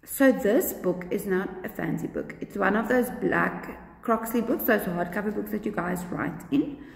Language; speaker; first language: English; non-native, local second language; Afrikaans